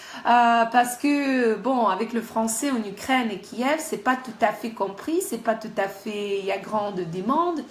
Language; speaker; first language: French; non-native, fluent; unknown